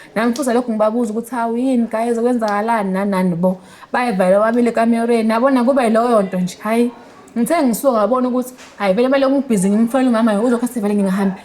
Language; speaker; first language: Zulu; native; Zulu